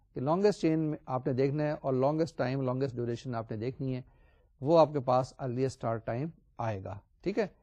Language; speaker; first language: Urdu; native; Urdu